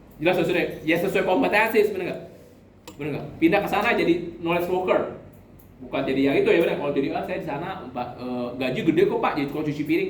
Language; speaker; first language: Indonesian; native; Indonesian